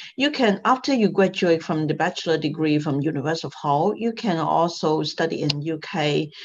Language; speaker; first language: English; non-native, local second language; Cantonese